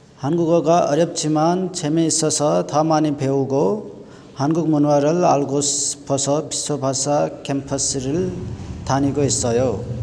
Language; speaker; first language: Korean; non-native, learner; Nepali